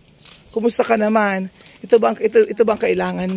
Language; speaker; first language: Filipino; native; Filipino